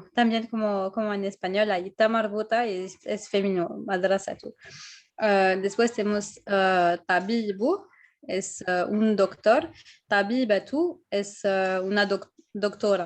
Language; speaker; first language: Spanish; non-native, fluent; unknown